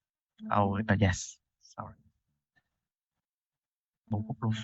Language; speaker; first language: English; non-native, learner; Vietnamese